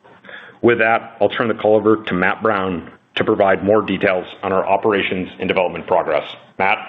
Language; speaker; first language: English; native; English